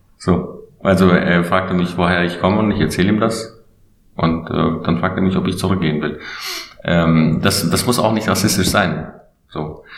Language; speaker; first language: German; non-native, fluent; Albanian